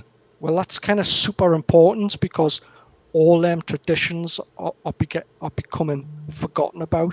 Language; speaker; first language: English; native; English